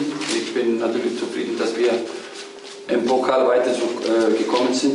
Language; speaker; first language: German; non-native, fluent; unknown